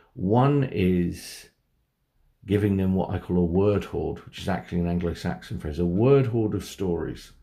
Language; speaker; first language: English; native; English